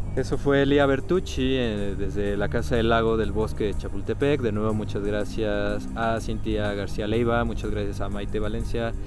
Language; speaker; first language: Spanish; native; Spanish